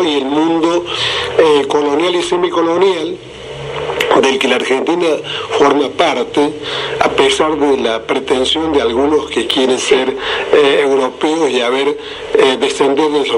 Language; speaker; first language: Spanish; native; Spanish